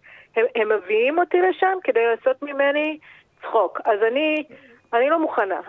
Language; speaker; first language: Hebrew; non-native, fluent; English